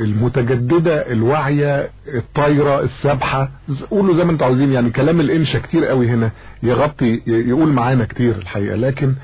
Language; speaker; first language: Arabic; native; Arabic